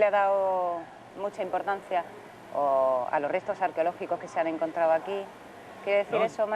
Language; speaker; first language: Spanish; native; Spanish